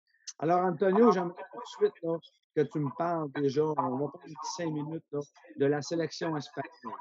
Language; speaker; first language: French; native; French